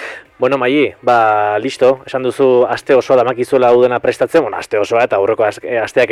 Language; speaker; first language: Basque; native; Basque